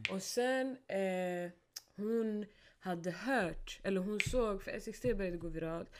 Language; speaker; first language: Swedish; early bilingual, other home language; Somali